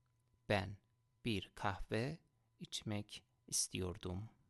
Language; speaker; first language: Turkish; non-native, fluent; Persian